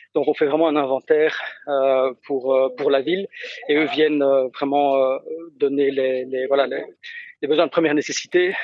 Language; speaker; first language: French; native; French